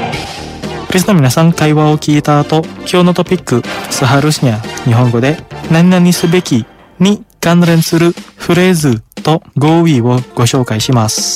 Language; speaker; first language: Japanese; non-native, fluent; Indonesian